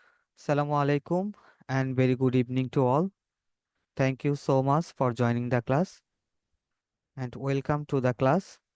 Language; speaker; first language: English; non-native, fluent; Bangla